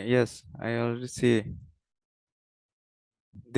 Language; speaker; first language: English; non-native, learner; Bangla